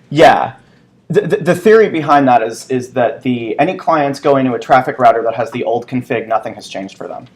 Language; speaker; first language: English; native; English